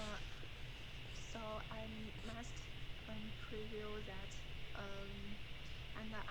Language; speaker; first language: English; non-native, learner; Chinese